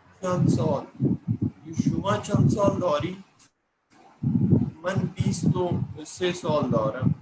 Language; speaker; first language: Persian; non-native, learner; Urdu